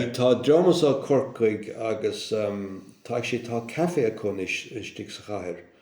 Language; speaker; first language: Irish; non-native, local second language; English